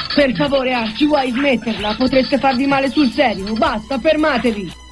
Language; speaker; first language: Italian; native; Italian